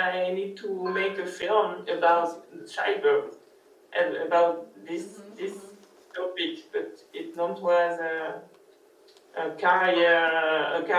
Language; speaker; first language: English; non-native, learner; French